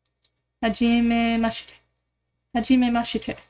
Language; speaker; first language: Japanese; non-native, learner; English